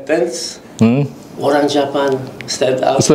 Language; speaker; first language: Indonesian; non-native, learner; Italian